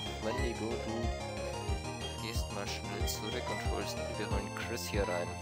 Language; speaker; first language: German; native; German